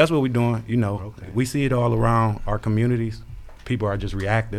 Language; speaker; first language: English; native; English